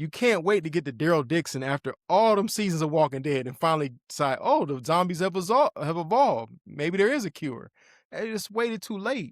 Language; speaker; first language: English; native; English